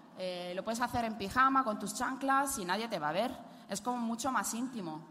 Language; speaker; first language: Spanish; non-native, fluent; Italian